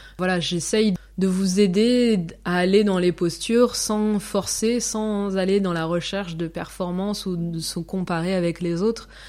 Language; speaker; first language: French; native; French